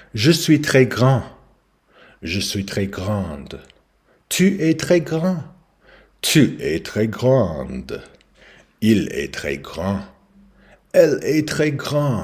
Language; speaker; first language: French; non-native, learner; English